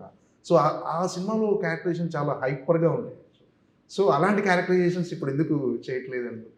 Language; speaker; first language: Telugu; native; Telugu